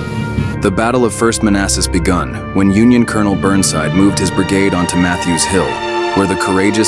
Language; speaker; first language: English; native; English